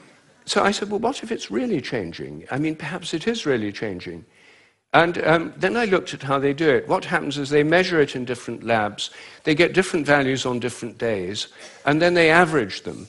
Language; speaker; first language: English; native; English